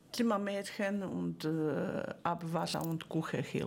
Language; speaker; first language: German; non-native, learner; Serbian